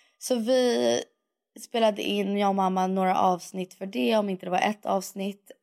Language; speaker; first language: Swedish; early bilingual, heritage; Swedish